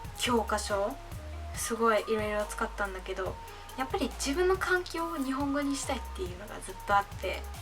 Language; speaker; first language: Japanese; non-native, fluent; English